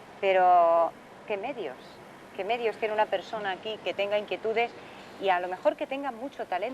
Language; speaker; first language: Spanish; native; Spanish